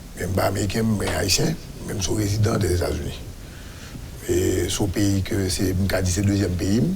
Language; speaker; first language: French; non-native, local second language; Haitian Creole